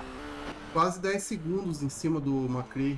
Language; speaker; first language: Portuguese; native; Portuguese